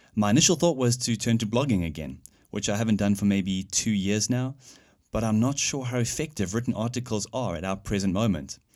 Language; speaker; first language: English; native; English